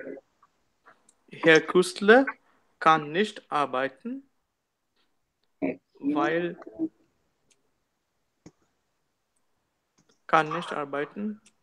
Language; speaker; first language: German; non-native, learner; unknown